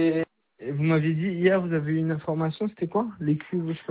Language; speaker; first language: French; native; French